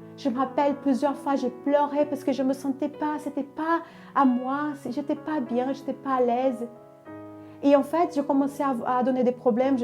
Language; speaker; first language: French; non-native, fluent; Portuguese